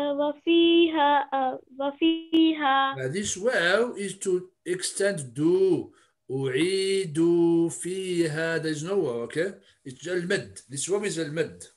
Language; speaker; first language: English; non-native, fluent; Arabic